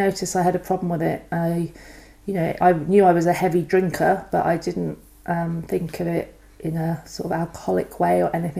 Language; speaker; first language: English; native; English